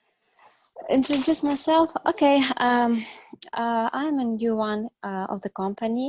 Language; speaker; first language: English; non-native, learner; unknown